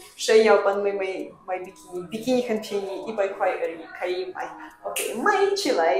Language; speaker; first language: Chinese; non-native, fluent; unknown